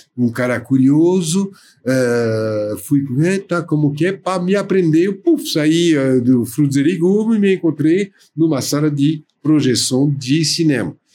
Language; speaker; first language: Portuguese; non-native, fluent; French